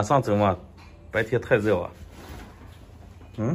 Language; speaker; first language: Chinese; native; Chinese